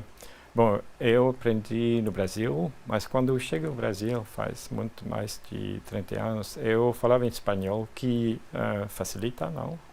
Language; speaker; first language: Portuguese; non-native, fluent; French